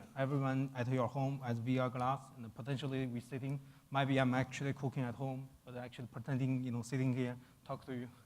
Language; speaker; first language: English; non-native, fluent; Chinese